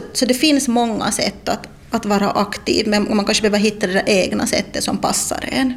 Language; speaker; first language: Swedish; native; Swedish